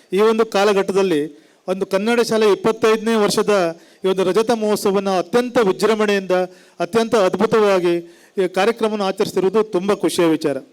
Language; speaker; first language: Kannada; native; Kannada